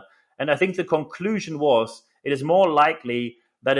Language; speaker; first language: English; non-native, fluent; German